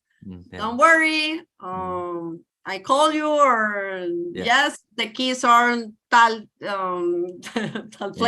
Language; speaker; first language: English; non-native, learner; Spanish